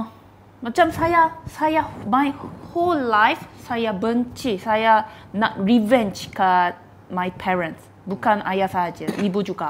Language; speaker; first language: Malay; non-native, fluent; Korean